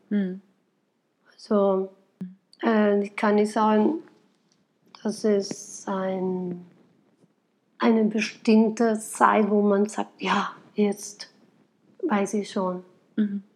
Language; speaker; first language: German; non-native, fluent; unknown